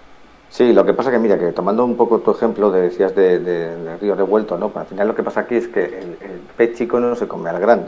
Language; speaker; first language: Spanish; native; Spanish